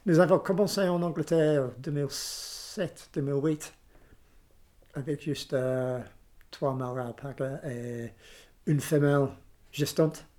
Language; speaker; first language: French; non-native, learner; English